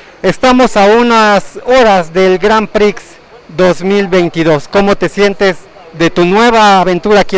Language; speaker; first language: Spanish; native; Spanish